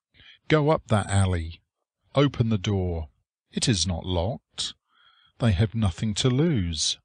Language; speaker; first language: English; native; English